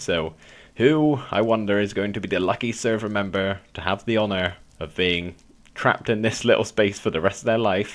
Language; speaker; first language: English; native; English